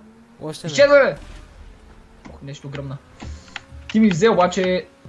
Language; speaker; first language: Bulgarian; native; Bulgarian